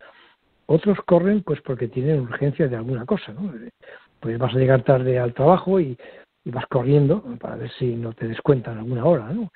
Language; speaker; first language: Spanish; native; Spanish